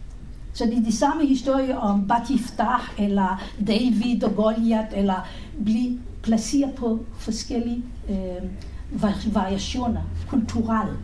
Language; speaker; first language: Danish; non-native, fluent; Hebrew